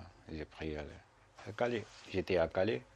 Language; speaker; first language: French; non-native, learner; Arabic